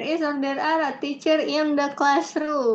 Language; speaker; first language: English; non-native, fluent; Indonesian